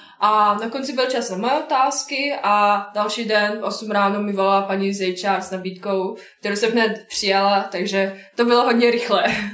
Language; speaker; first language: Czech; non-native, fluent; Bosnian